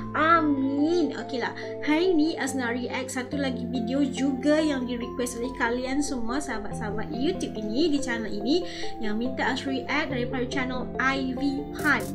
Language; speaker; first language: Malay; native; Malay